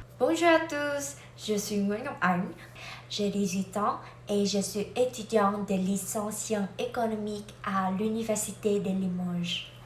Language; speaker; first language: French; non-native, learner; Vietnamese